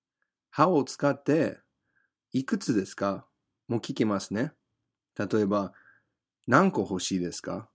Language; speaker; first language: Japanese; non-native, fluent; English